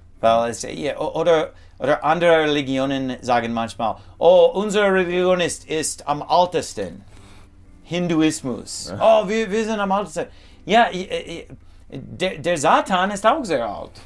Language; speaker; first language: German; non-native, learner; English